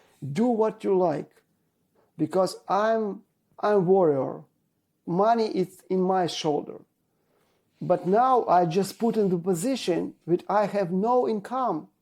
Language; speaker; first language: English; non-native, learner; Ukrainian